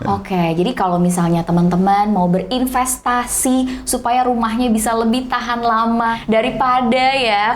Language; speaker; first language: Indonesian; native; Indonesian